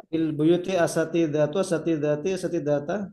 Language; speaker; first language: Arabic; non-native, fluent; Indonesian